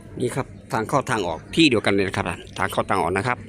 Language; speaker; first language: Thai; native; Thai